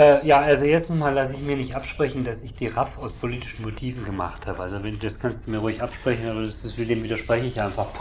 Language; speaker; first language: German; native; German